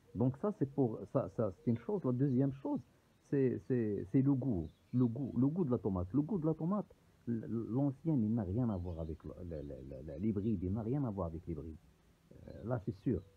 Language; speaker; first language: French; non-native, local second language; Arabic